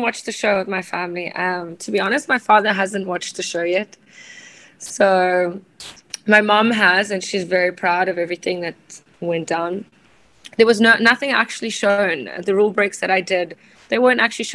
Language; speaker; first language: English; native; English